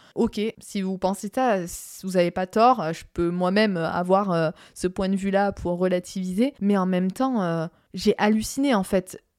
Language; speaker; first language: French; native; French